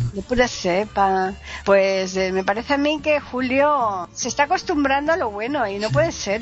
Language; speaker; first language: Spanish; native; Spanish